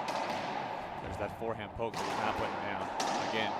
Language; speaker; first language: English; native; English